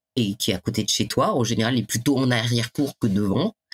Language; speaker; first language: French; native; French